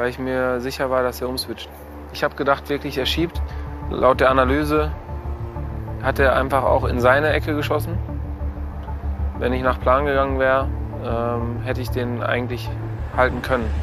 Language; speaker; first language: German; native; German